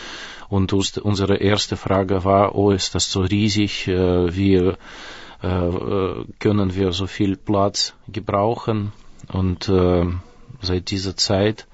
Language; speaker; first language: German; non-native, fluent; Russian